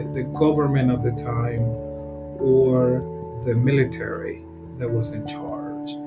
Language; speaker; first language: English; non-native, fluent; Spanish